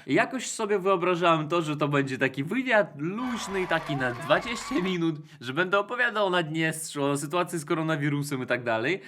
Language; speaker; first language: Polish; non-native, fluent; Russian